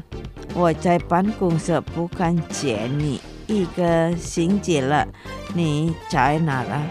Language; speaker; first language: Chinese; non-native, fluent; Indonesian